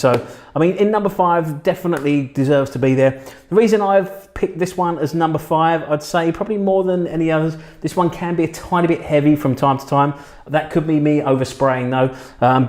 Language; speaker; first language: English; native; English